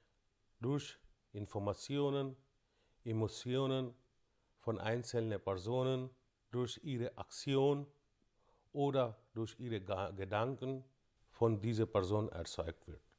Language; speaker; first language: German; non-native, fluent; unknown